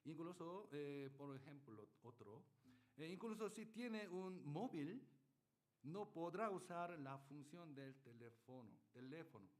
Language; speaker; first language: Spanish; non-native, learner; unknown